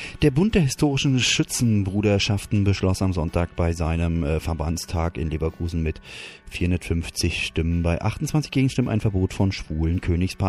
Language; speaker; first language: German; native; German